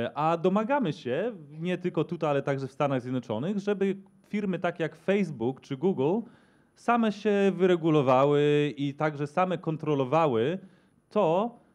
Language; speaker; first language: Polish; native; Polish